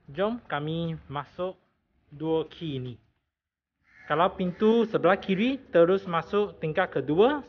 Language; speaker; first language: Malay; non-native, local second language; Chinese